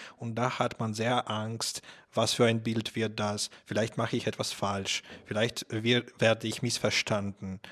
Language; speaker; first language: German; non-native, fluent; Russian